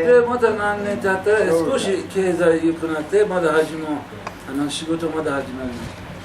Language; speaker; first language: Japanese; non-native, learner; Persian